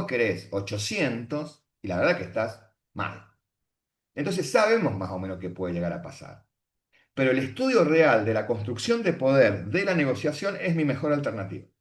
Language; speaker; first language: Spanish; native; Spanish